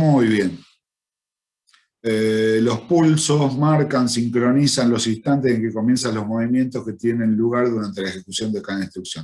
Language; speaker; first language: Spanish; native; Spanish